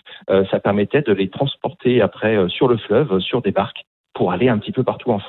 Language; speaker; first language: French; native; French